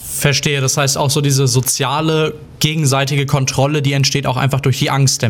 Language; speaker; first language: German; native; German